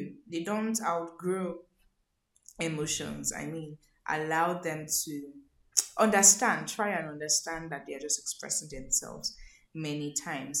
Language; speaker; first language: English; non-native, local second language; Igbo